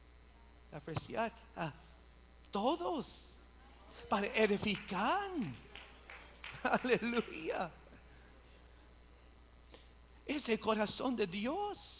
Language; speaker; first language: Spanish; early bilingual, heritage; English